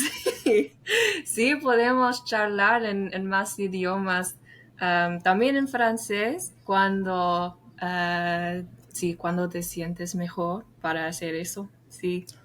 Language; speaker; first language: Spanish; non-native, fluent; English